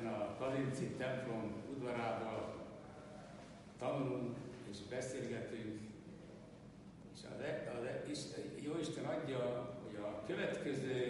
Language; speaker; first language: Hungarian; non-native, local second language; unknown